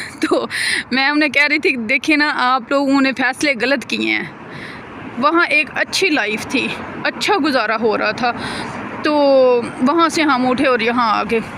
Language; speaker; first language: Urdu; non-native, local second language; Punjabi